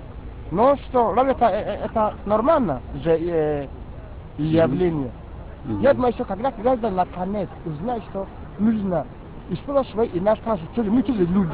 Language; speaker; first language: Russian; non-native, learner; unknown